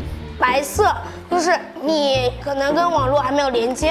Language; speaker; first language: Chinese; native; Chinese